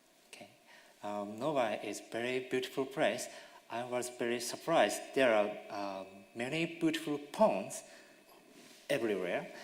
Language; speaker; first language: English; non-native, learner; Japanese